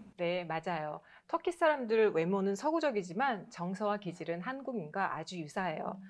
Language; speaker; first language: Korean; native; Korean